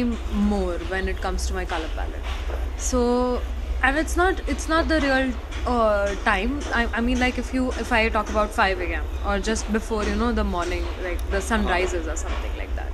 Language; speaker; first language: English; non-native, local second language; Gujarati